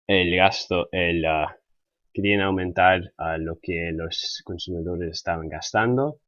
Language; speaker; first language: Spanish; non-native, fluent; English